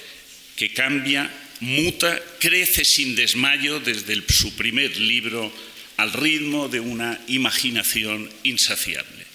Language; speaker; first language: Spanish; native; Spanish